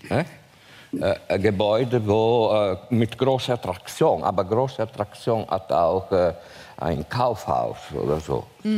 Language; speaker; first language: German; non-native, fluent; Italian